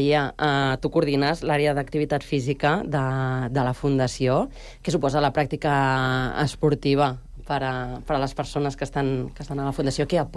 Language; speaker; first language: Catalan; native; Catalan